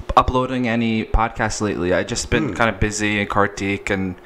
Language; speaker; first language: English; native; English